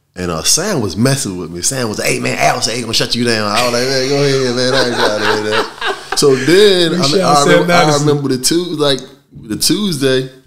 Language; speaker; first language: English; native; English